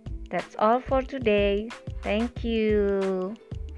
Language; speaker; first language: English; non-native, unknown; Indonesian